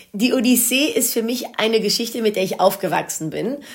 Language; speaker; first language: German; non-native, local second language; Greek